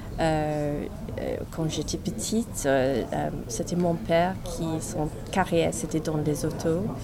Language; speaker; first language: French; non-native, learner; English